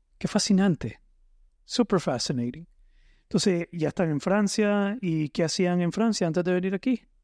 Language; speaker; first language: Spanish; native; Spanish